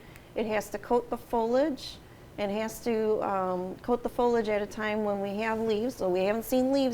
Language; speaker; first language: English; native; English